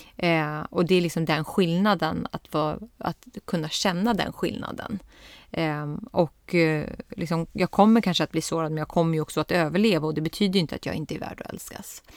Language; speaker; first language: Swedish; early bilingual, other home language; Persian